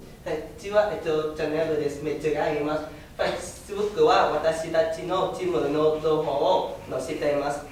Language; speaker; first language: Japanese; non-native, learner; Vietnamese